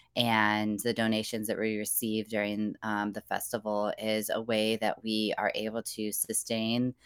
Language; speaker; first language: English; native; English